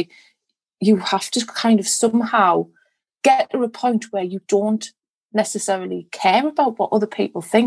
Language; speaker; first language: English; native; English